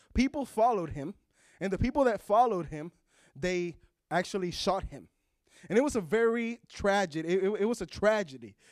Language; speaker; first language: English; early bilingual, other home language; Spanish